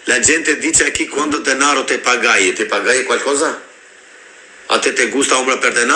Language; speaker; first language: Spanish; non-native, learner; Albanian